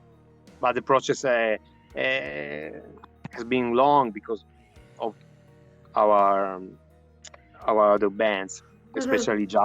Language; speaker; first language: English; non-native, fluent; Italian